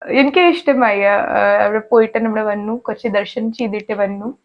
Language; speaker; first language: Malayalam; non-native, learner; Hindi